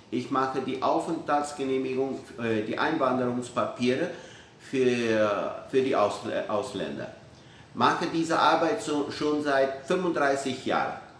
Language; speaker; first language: German; early bilingual, heritage; Spanish